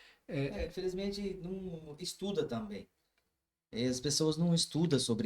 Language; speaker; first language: Portuguese; non-native, learner; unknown